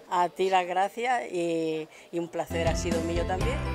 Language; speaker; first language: Spanish; native; Spanish